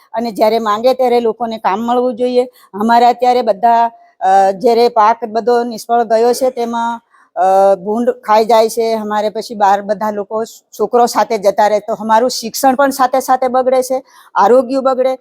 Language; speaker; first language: Gujarati; native; Gujarati